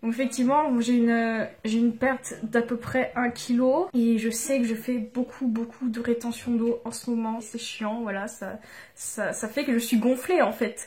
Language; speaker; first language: French; native; French